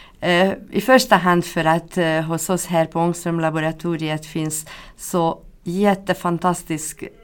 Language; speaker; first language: Swedish; non-native, fluent; Hungarian